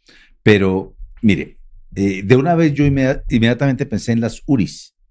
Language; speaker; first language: Spanish; native; Spanish